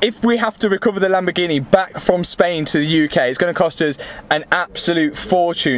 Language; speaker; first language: English; native; English